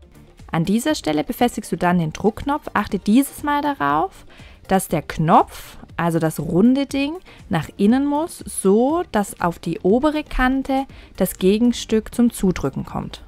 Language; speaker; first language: German; native; German